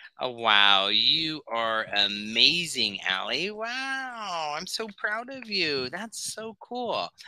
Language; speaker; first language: English; native; English